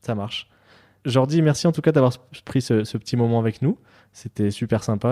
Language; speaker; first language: French; native; French